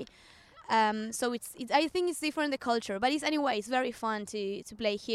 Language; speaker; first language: English; non-native, fluent; Spanish